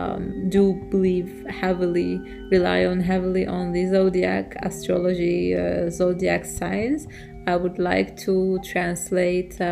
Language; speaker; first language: English; non-native, fluent; Turkish